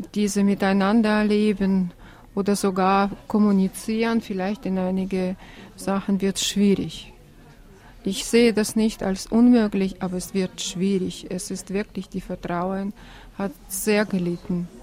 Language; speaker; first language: German; non-native, fluent; Russian